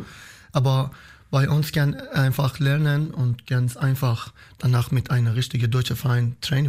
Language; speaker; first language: German; non-native, learner; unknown